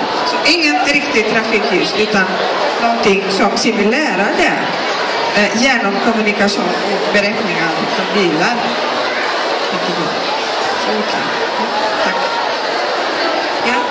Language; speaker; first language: Swedish; non-native, fluent; Greek